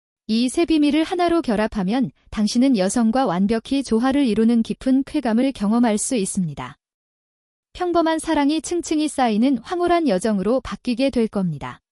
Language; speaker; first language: Korean; native; Korean